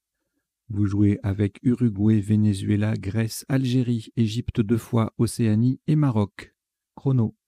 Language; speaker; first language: French; native; French